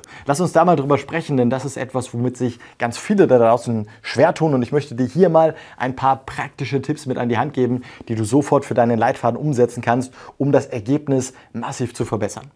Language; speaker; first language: German; native; German